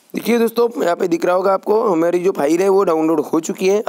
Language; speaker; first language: Hindi; non-native, local second language; Marathi